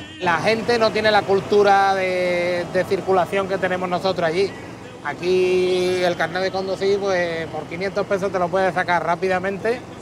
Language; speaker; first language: Spanish; native; Spanish